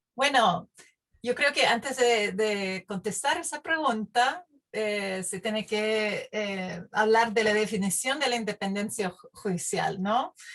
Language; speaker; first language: Spanish; non-native, fluent; English